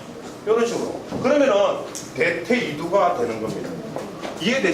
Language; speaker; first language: Korean; native; Korean